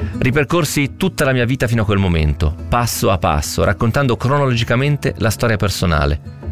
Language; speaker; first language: Italian; native; Italian